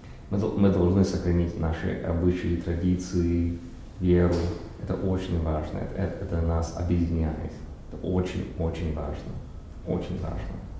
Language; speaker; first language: Russian; early bilingual, heritage; Russian